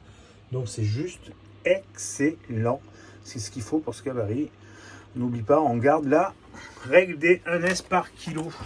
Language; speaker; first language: French; native; French